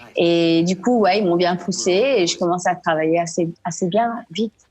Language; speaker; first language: French; non-native, fluent; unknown